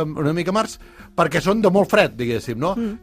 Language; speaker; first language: Catalan; native; Catalan